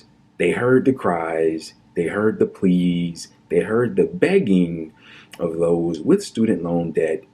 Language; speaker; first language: English; native; English